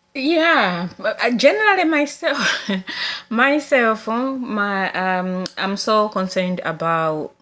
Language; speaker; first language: English; non-native, local second language; Nyanja